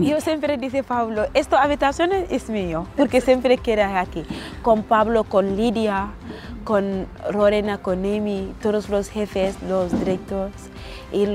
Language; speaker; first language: Spanish; non-native, learner; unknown